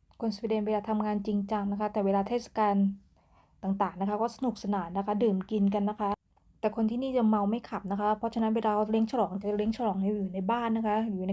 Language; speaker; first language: Thai; native; Thai